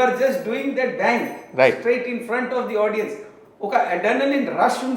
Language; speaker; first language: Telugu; non-native, learner; Hindi